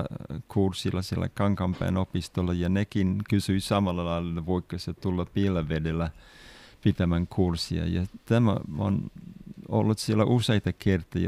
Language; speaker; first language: Finnish; non-native, fluent; English